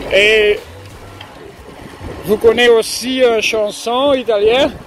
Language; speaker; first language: French; non-native, local second language; Dutch